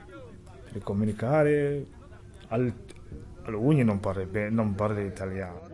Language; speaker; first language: Italian; non-native, learner; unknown